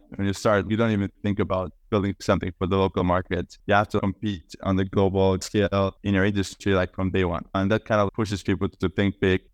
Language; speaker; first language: English; non-native, fluent; Estonian